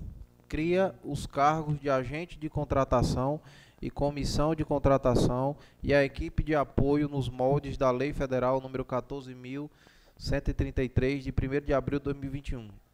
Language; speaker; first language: Portuguese; native; Portuguese